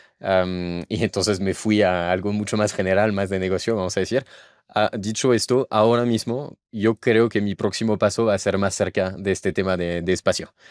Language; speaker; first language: Spanish; non-native, fluent; French